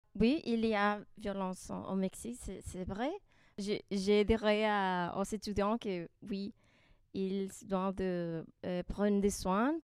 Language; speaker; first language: French; non-native, learner; Spanish